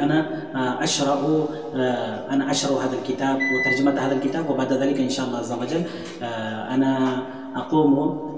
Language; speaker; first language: Arabic; non-native, fluent; Urdu